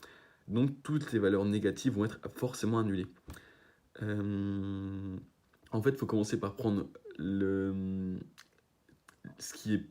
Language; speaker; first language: French; native; French